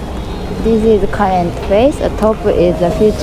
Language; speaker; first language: English; non-native, learner; Japanese